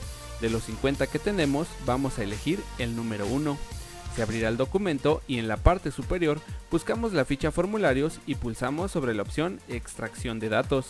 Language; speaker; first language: Spanish; native; Spanish